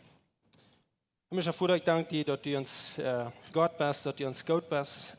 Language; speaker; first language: German; non-native, learner; Plautdietsch